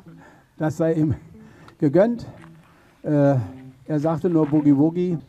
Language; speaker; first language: German; native; German